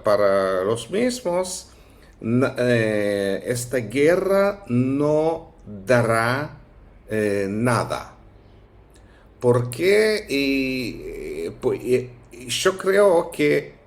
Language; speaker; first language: Spanish; non-native, fluent; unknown